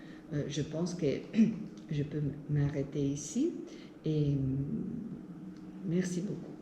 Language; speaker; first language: French; non-native, fluent; Italian